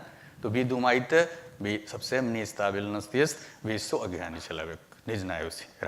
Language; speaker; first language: Russian; non-native, learner; Hindi